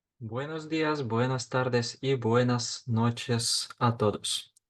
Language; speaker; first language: Spanish; non-native, fluent; Ukrainian